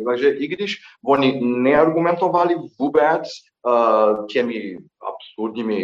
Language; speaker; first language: Czech; non-native, fluent; Portuguese